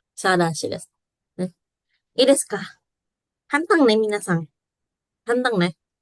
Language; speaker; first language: Japanese; non-native, fluent; Indonesian